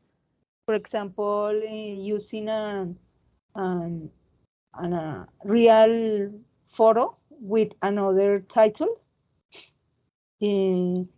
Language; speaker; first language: English; non-native, learner; Spanish